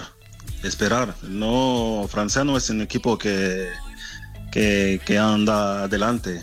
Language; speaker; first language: Spanish; non-native, learner; French